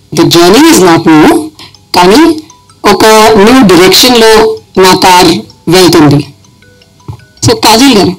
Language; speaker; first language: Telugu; non-native, local second language; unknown